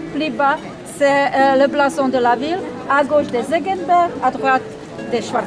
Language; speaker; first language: French; non-native, fluent; Czech